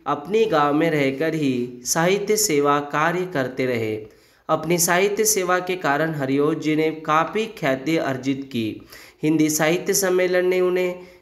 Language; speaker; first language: Hindi; native; Hindi